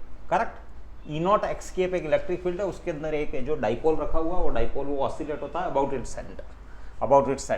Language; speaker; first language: Hindi; native; Hindi